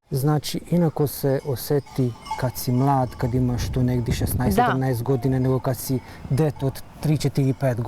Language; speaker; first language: Bosnian; native; Bosnian